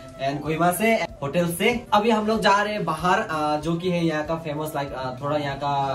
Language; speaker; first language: Hindi; non-native, local second language; Nepali